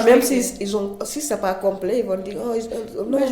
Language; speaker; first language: French; non-native, learner; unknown